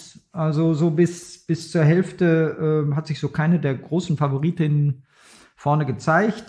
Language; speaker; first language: German; native; German